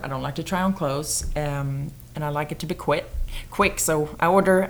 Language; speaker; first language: English; non-native, fluent; Swedish